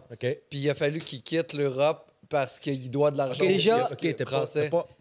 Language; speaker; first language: French; native; French